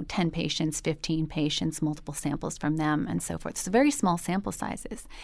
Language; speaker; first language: English; native; English